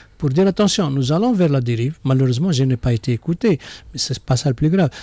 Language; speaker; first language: French; non-native, local second language; Arabic